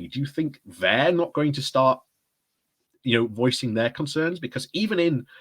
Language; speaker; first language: English; native; English